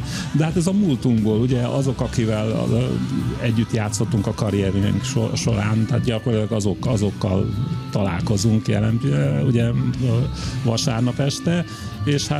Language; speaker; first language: Hungarian; native; Hungarian